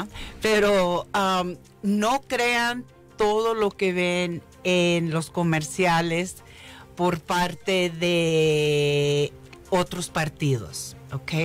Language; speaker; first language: Spanish; early bilingual, heritage; Spanish